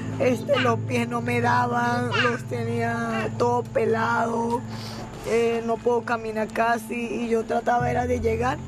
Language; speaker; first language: Spanish; native; Spanish